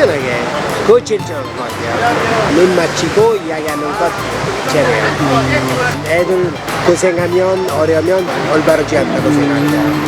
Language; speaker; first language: Korean; non-native, fluent; Italian